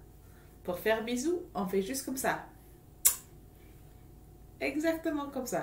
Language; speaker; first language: French; non-native, fluent; English